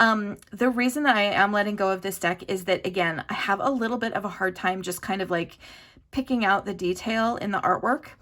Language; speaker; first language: English; native; English